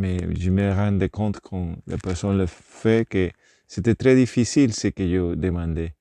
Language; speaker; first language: French; non-native, learner; Spanish